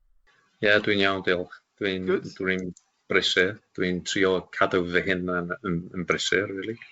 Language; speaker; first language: Welsh; non-native, local second language; English